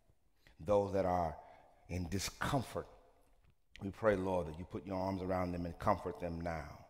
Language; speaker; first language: English; native; English